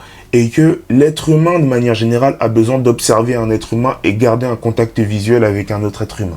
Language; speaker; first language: French; native; French